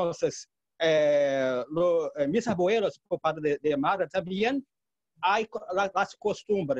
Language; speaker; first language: Spanish; non-native, learner; Portuguese